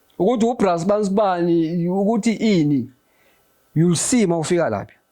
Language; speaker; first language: Zulu; native; Zulu